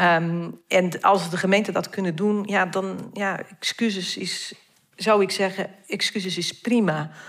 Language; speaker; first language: Dutch; non-native, fluent; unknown